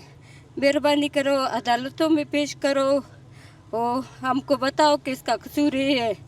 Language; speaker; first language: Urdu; non-native, local second language; Baluchi